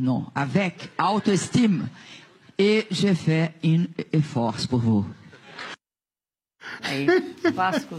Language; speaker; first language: French; non-native, learner; Portuguese